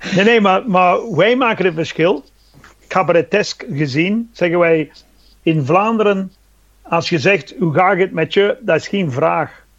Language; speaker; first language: Dutch; non-native, fluent; English